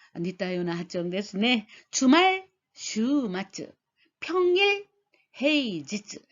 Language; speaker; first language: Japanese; non-native, fluent; Korean